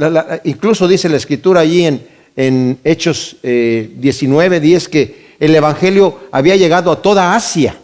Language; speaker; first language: Spanish; native; Spanish